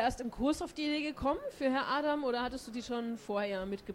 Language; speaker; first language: German; native; German